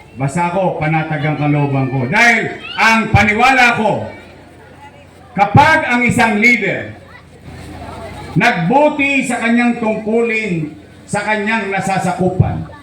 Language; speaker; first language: Filipino; native; Filipino